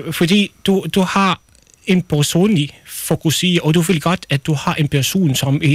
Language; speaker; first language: Danish; non-native, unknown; Arabic